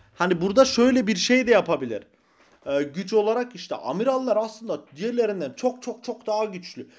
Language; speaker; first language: Turkish; early bilingual, heritage; Turkish